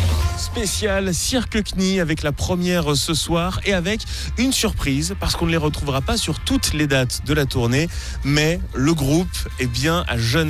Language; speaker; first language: French; native; French